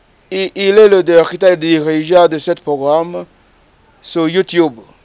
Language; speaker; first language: French; non-native, learner; Ganda